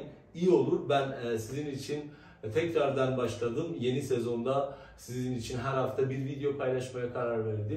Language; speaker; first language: Turkish; non-native, fluent; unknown